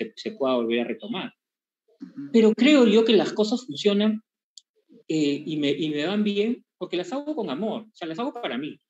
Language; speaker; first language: Spanish; native; Spanish